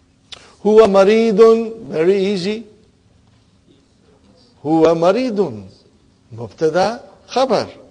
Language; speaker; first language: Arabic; non-native, fluent; English